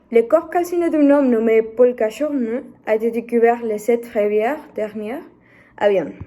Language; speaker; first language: French; non-native, learner; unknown